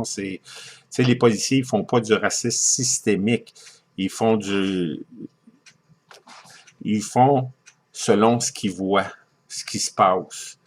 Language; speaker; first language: French; native; French